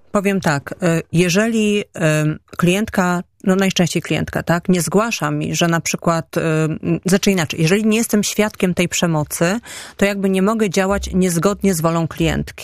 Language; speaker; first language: Polish; native; Polish